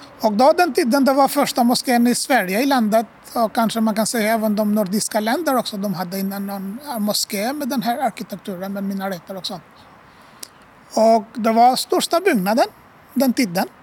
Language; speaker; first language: Swedish; non-native, fluent; Arabic